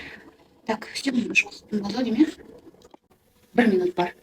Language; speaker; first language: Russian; non-native, local second language; Kazakh